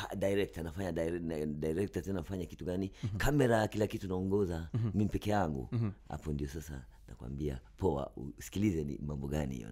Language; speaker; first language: Swahili; non-native, local second language; Kinyarwanda